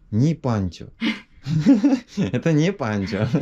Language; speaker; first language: Russian; native; Russian